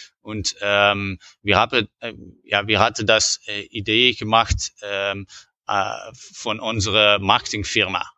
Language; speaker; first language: German; non-native, learner; Dutch